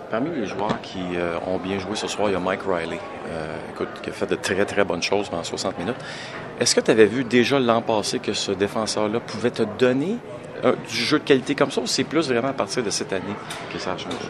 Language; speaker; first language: French; native; French